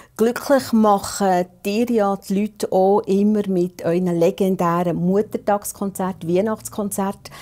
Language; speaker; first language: German; native; German